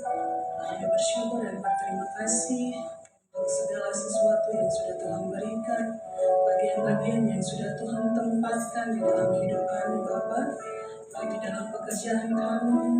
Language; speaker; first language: Indonesian; native; Indonesian